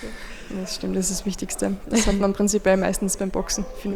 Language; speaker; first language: German; native; German